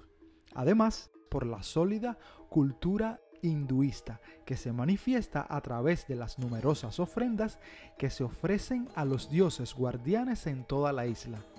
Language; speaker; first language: Spanish; native; Spanish